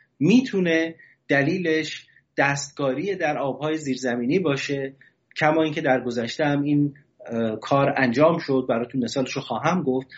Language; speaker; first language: Persian; native; Persian